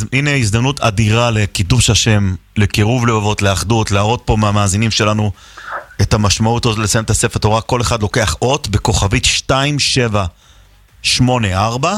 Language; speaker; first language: Hebrew; native; Hebrew